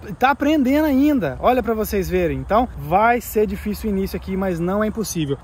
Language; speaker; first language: Portuguese; native; Portuguese